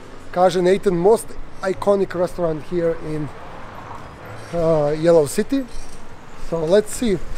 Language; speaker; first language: English; non-native, fluent; Serbian